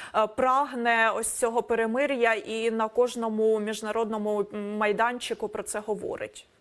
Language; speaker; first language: Ukrainian; native; Ukrainian